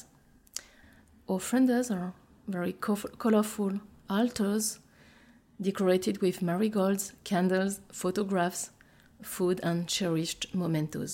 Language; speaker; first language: English; non-native, fluent; French